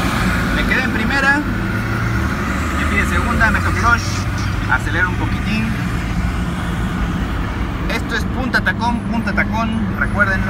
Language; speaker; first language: Spanish; native; Spanish